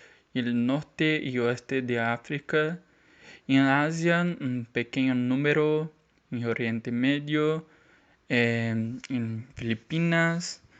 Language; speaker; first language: Spanish; non-native, learner; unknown